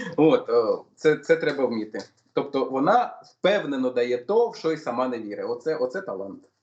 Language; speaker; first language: Ukrainian; non-native, local second language; Russian